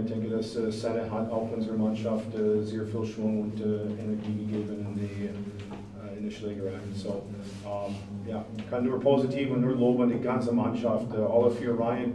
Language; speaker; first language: German; non-native, fluent; English